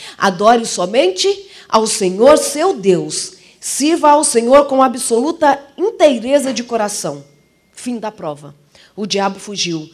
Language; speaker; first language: Portuguese; native; Portuguese